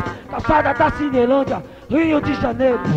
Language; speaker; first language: Portuguese; native; Portuguese